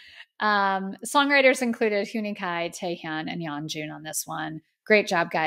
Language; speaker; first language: English; native; English